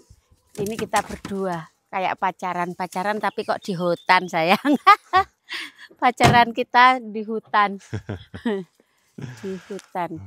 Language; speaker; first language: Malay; non-native, local second language; Javanese